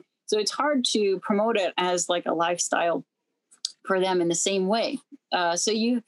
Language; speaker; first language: English; native; English